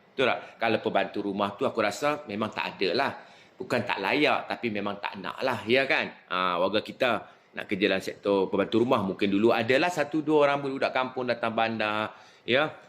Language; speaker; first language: Malay; native; Malay